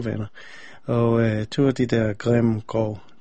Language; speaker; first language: Danish; non-native, fluent; English